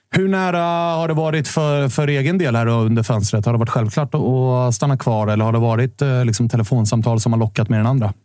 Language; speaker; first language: Swedish; native; Swedish